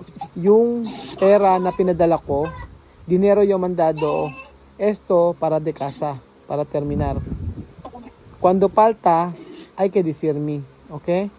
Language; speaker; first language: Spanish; non-native, learner; Filipino